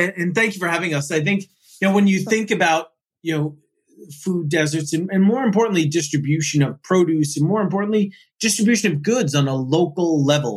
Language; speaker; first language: English; native; English